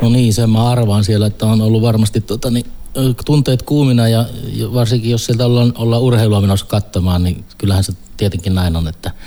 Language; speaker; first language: Finnish; native; Finnish